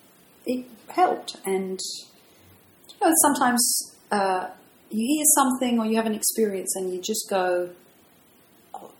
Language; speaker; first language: English; native; English